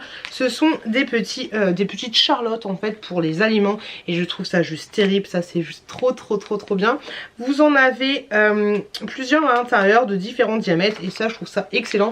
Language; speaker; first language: French; native; French